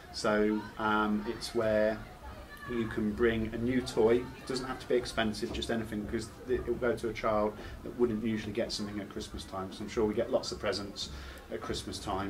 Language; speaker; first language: English; native; English